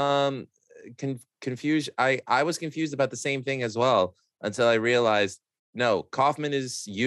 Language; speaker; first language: English; native; English